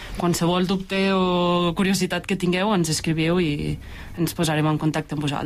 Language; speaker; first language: Catalan; native; Catalan